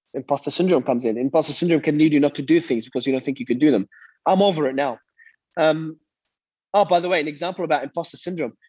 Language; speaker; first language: English; early bilingual, other home language; Arabic